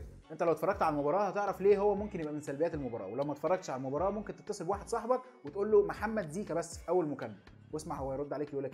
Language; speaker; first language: Arabic; native; Arabic